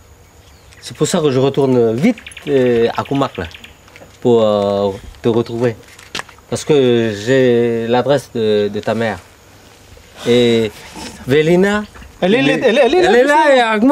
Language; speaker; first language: French; early bilingual, heritage; Vietnamese